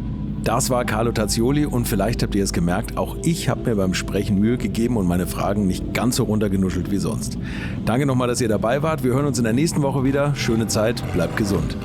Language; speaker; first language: German; native; German